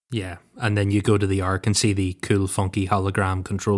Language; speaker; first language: English; native; English